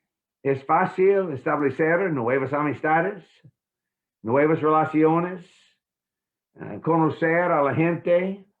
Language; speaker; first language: Spanish; non-native, fluent; English